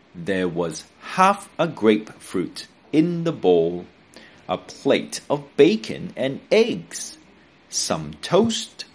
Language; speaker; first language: English; non-native, local second language; Cantonese